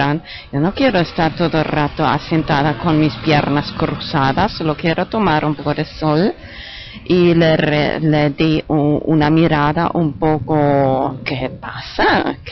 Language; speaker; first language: Spanish; non-native, learner; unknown